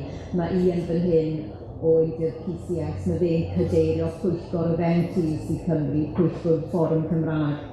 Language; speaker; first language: Welsh; native; Welsh